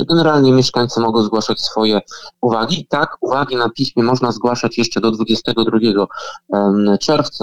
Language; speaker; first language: Polish; native; Polish